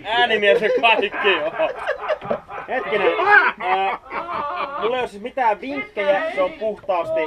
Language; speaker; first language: Finnish; native; Finnish